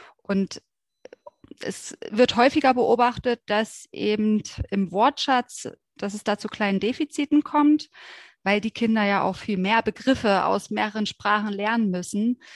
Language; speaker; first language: German; native; German